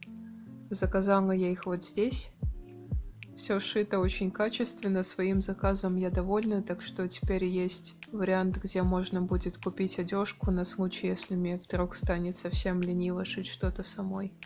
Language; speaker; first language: Russian; native; Russian